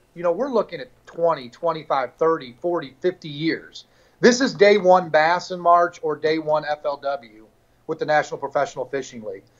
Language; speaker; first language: English; native; English